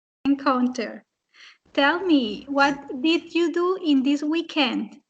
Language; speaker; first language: English; non-native, fluent; Spanish